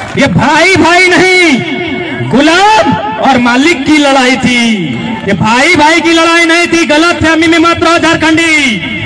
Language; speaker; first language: Hindi; non-native, local second language; Magahi